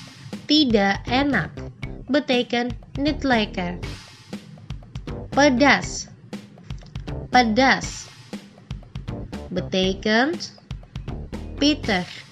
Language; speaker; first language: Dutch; non-native, fluent; Indonesian